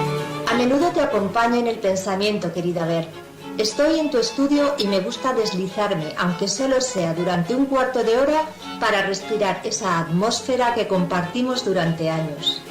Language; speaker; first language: Spanish; native; Spanish